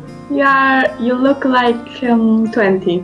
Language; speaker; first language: English; non-native, learner; Polish